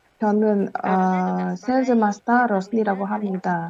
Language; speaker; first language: Korean; non-native, fluent; Indonesian